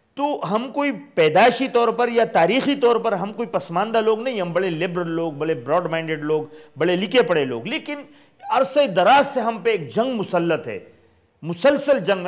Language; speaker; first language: Urdu; non-native, local second language; Pashto